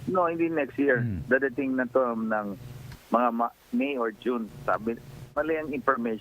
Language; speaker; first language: Filipino; native; Filipino